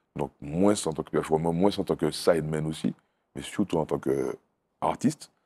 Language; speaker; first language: French; native; French